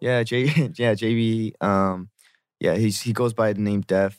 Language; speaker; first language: English; early bilingual, other home language; Korean